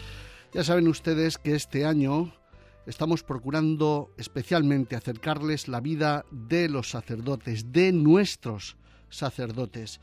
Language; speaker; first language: Spanish; native; Spanish